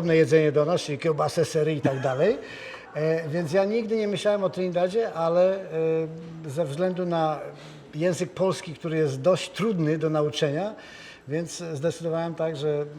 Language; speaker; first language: Polish; native; Polish